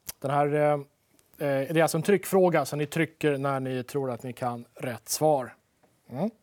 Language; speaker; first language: Swedish; native; Swedish